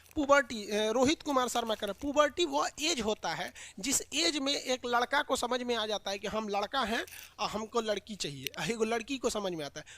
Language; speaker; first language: Hindi; native; Hindi